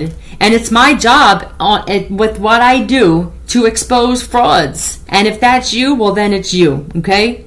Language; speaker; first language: English; native; English